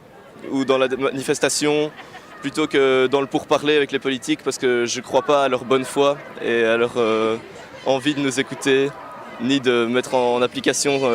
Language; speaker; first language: French; native; French